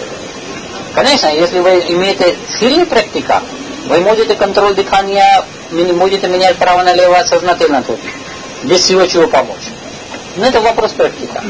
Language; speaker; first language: Russian; non-native, learner; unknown